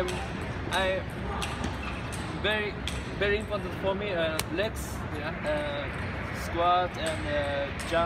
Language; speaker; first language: English; non-native, learner; Japanese